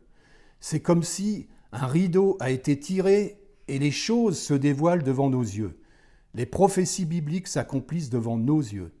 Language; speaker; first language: French; native; French